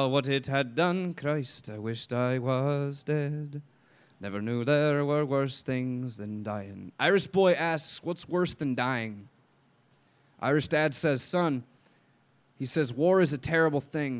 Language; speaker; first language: English; native; English